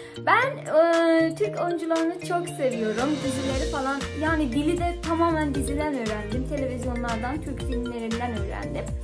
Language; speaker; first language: Turkish; non-native, fluent; Persian